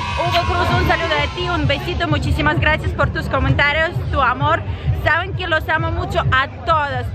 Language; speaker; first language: Spanish; non-native, fluent; Russian